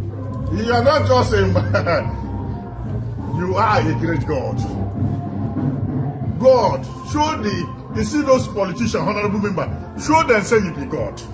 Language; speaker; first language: Nigerian Pidgin; non-native, local second language; Igbo